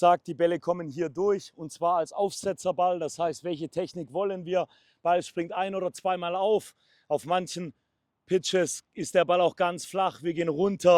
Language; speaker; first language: German; native; German